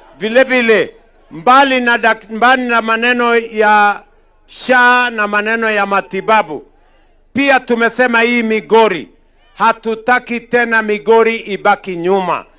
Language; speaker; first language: Swahili; non-native, local second language; Kalenjin